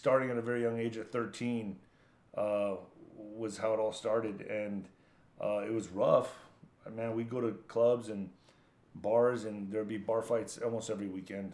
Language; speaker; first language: English; native; English